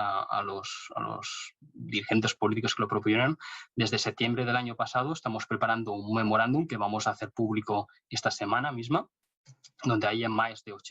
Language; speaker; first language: Spanish; native; Spanish